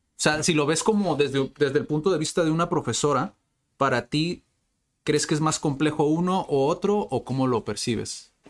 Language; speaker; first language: Spanish; native; Spanish